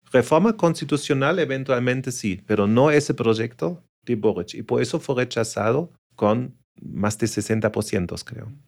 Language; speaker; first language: Spanish; non-native, fluent; German